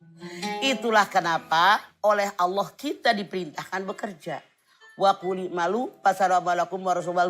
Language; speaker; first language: Indonesian; native; Indonesian